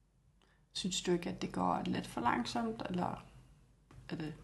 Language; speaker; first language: Danish; non-native, local second language; Kalaallisut